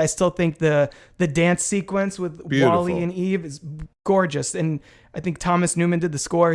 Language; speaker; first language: English; native; English